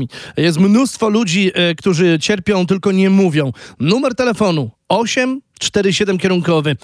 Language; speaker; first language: Polish; native; Polish